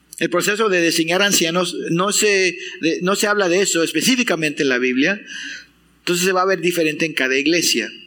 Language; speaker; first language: Spanish; non-native, fluent; English